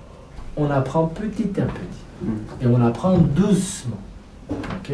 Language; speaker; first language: French; non-native, fluent; Kurdish